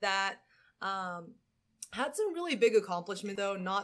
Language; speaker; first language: English; native; English